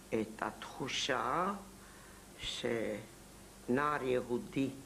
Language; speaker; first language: Hebrew; non-native, fluent; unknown